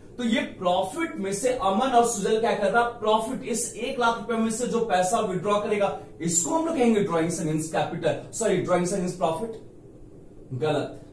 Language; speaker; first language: Hindi; native; Hindi